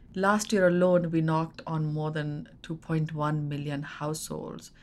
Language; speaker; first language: English; non-native, local second language; Hindi